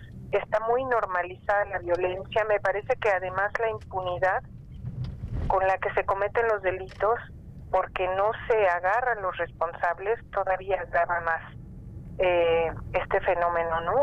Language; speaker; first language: Spanish; native; Spanish